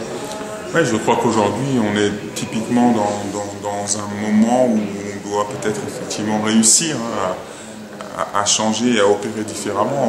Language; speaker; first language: French; native; French